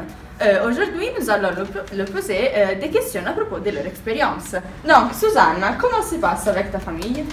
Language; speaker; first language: French; non-native, fluent; Italian